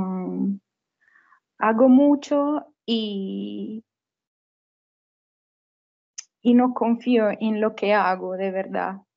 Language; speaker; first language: Spanish; non-native, fluent; Italian